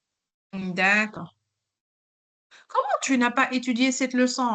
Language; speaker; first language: French; non-native, local second language; Arabic